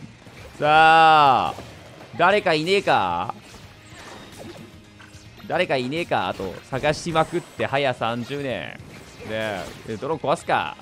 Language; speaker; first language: Japanese; native; Japanese